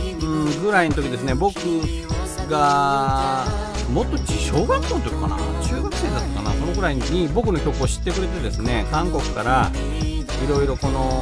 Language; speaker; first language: Japanese; native; Japanese